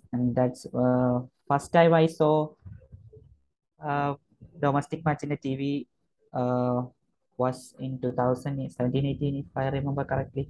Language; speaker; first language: English; non-native, local second language; Malayalam